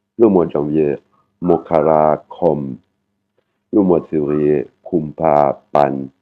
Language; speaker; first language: French; native; French